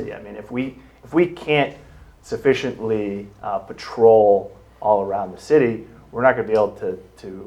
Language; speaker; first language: English; native; English